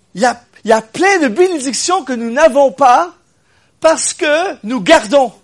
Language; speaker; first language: French; native; French